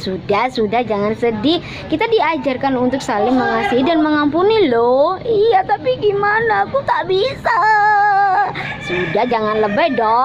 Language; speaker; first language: Indonesian; non-native, local second language; Javanese